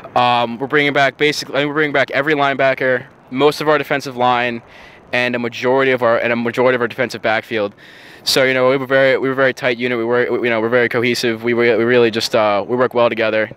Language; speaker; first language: English; native; English